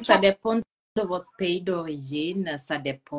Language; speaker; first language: French; non-native, fluent; Gusii